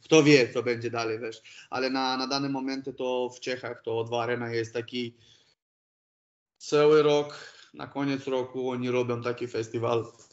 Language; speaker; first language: Polish; non-native, fluent; Romanian